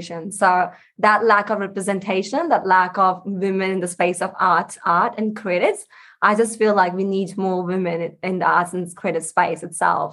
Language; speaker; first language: English; non-native, local second language; Punjabi